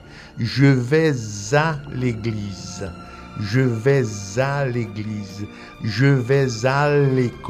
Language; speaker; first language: French; non-native, fluent; Spanish